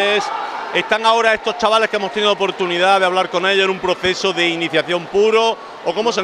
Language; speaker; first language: Spanish; native; Spanish